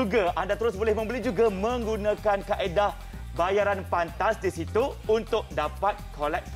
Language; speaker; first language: Malay; native; Malay